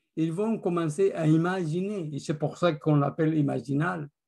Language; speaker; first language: French; non-native, fluent; Spanish